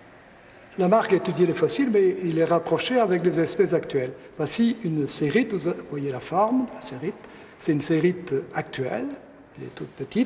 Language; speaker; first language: French; native; French